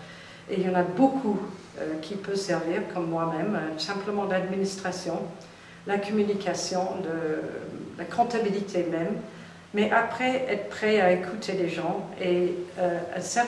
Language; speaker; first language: French; non-native, fluent; English